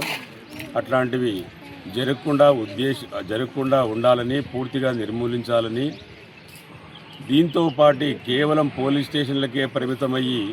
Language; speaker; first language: Telugu; native; Telugu